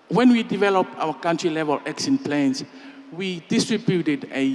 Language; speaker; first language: English; non-native, fluent; Tongan